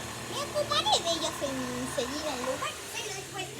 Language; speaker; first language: Spanish; native; Spanish